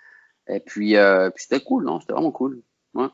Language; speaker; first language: French; native; French